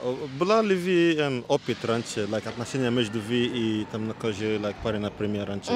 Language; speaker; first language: Russian; non-native, learner; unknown